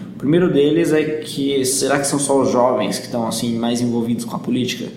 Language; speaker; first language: Portuguese; native; Portuguese